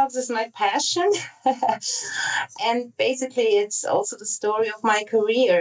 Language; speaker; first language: English; non-native, fluent; Italian